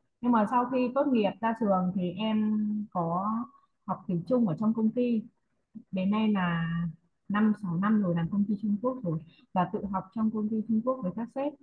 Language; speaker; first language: Vietnamese; native; Vietnamese